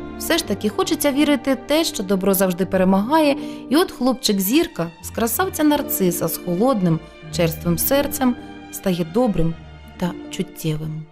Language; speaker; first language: Ukrainian; native; Ukrainian